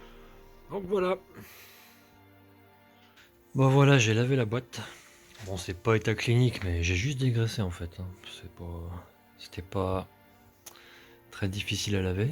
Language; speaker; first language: French; native; French